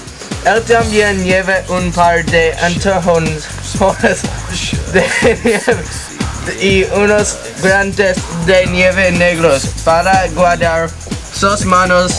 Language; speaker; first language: Spanish; non-native, learner; English